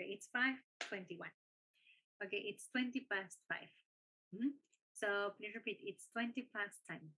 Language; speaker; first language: English; non-native, fluent; Spanish